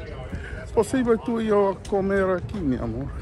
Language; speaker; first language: Spanish; non-native, learner; English